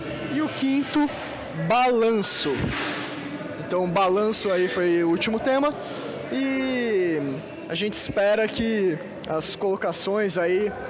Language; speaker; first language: Portuguese; native; Portuguese